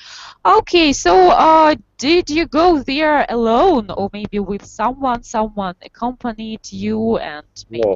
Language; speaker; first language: English; non-native, fluent; Russian